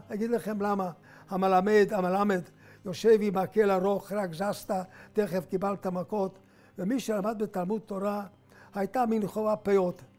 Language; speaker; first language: Hebrew; non-native, fluent; Hungarian